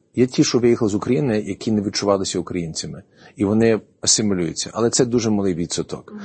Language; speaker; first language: Ukrainian; early bilingual, heritage; Ukrainian